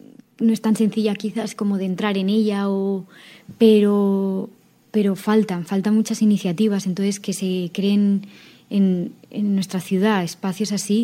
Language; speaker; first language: Spanish; native; Spanish